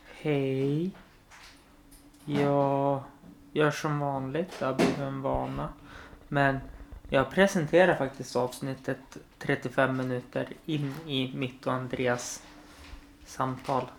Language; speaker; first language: Swedish; native; Swedish